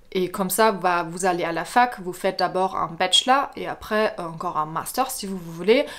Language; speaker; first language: French; non-native, fluent; German